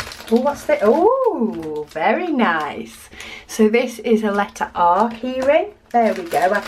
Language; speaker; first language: English; native; English